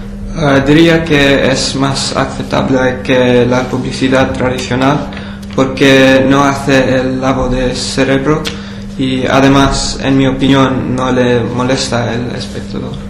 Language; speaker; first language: Spanish; non-native, learner; English